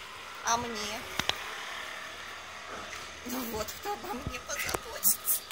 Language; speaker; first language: Russian; native; Russian